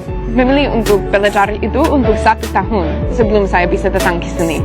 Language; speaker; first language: Indonesian; non-native, learner; English